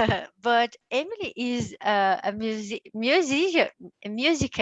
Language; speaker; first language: English; non-native, learner; Portuguese